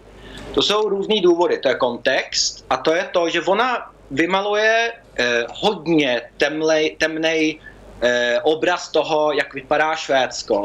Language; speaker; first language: Czech; early bilingual, heritage; Czech